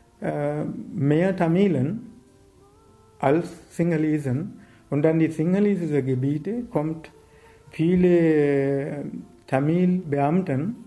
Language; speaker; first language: German; non-native, learner; Sinhala